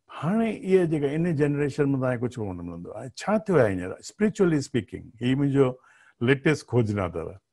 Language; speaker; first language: Sindhi; early bilingual, heritage; Sindhi